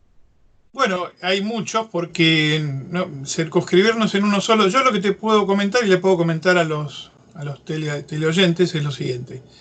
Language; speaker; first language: Spanish; native; Spanish